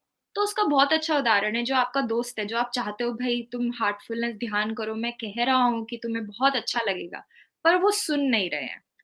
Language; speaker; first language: Hindi; native; Hindi